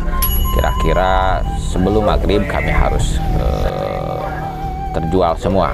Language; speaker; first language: Indonesian; non-native, local second language; Sundanese